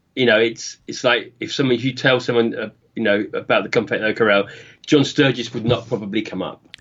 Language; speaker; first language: English; native; English